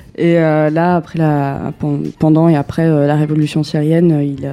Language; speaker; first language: French; native; French